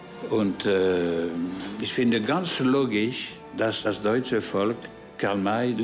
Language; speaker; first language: German; non-native, fluent; French